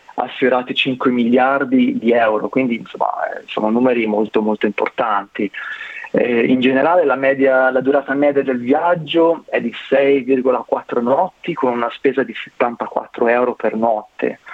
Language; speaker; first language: Italian; native; Italian